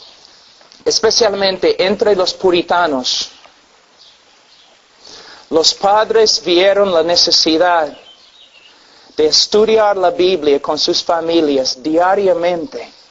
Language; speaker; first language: Spanish; non-native, fluent; English